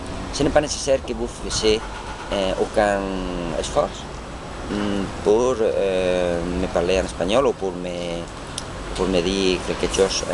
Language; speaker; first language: French; non-native, learner; Spanish